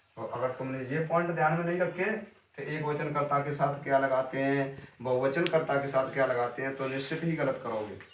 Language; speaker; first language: Hindi; native; Hindi